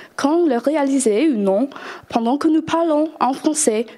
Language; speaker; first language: French; non-native, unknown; English